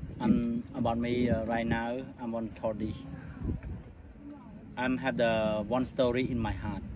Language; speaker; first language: English; non-native, learner; Khmer